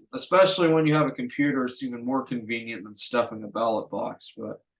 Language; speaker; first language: English; native; English